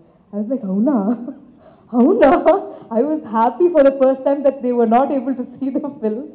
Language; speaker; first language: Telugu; non-native, local second language; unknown